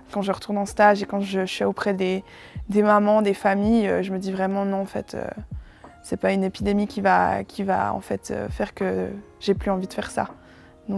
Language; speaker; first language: French; native; French